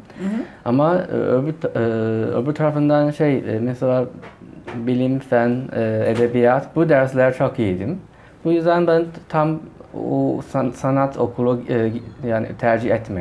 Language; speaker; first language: Turkish; non-native, fluent; Chinese